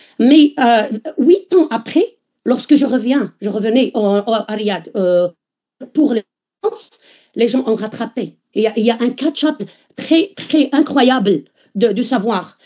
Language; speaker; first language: French; non-native, local second language; Arabic